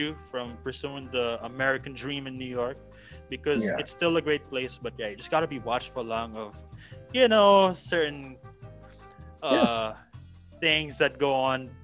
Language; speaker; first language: English; non-native, local second language; Filipino